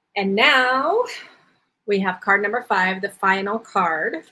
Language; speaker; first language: English; native; English